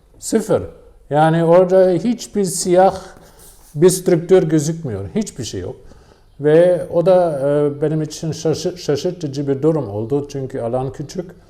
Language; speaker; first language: Turkish; non-native, fluent; German